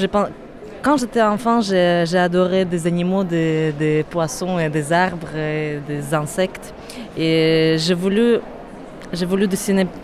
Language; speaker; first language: French; non-native, fluent; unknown